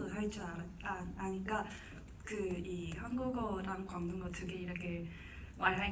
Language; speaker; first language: Korean; non-native, fluent; Cantonese